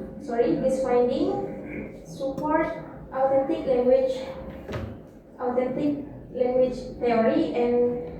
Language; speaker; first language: English; non-native, fluent; Indonesian